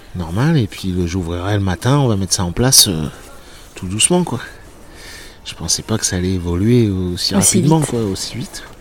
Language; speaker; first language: French; native; French